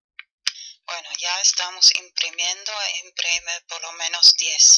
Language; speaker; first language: Spanish; non-native, fluent; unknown